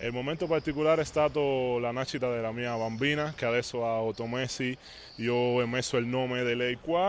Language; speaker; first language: Italian; non-native, fluent; Spanish